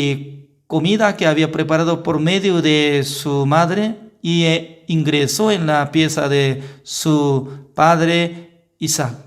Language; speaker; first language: Spanish; non-native, learner; Korean